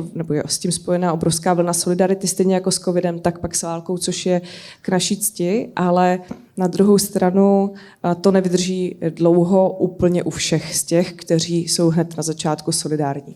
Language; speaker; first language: Czech; native; Czech